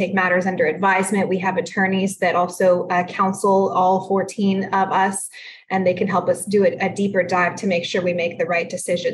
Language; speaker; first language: English; early bilingual, other home language; Spanish